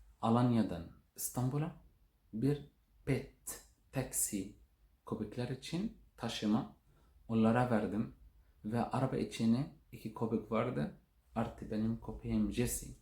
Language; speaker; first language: Turkish; non-native, learner; Arabic